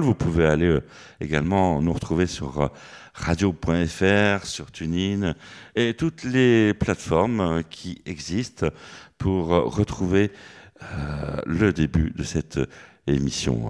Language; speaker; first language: French; native; French